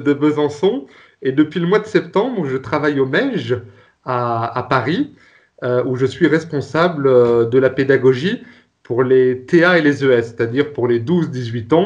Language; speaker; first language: French; native; French